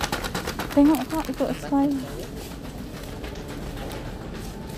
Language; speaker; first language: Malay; non-native, learner; Filipino